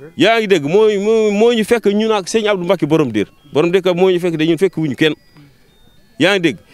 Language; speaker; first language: Wolof; non-native, local second language; Fula